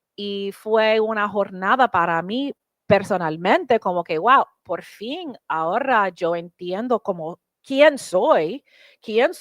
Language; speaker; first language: Spanish; non-native, learner; English